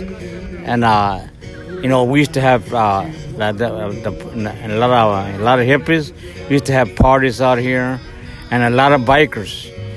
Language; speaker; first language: English; native; English